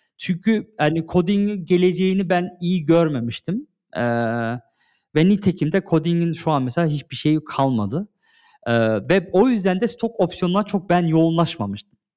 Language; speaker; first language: Turkish; early bilingual, heritage; Turkish